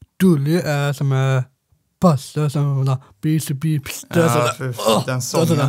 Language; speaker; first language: Swedish; non-native, learner; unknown